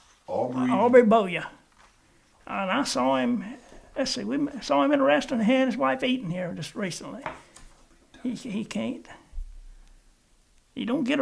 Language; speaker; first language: English; native; English